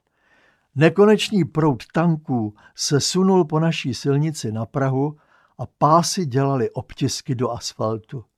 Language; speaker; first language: Czech; native; Czech